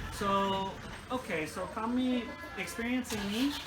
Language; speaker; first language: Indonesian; non-native, learner; English